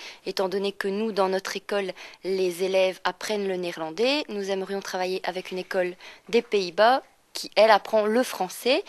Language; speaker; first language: French; native; French